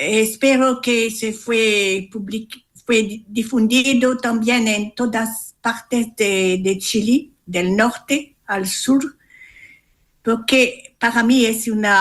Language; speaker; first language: Spanish; non-native, learner; French